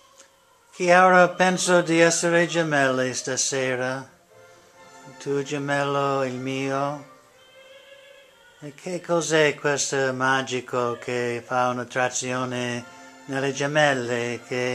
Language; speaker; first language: Italian; non-native, learner; English